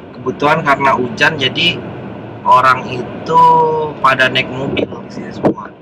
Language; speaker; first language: Indonesian; native; Indonesian